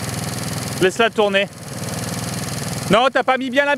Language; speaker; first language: French; native; French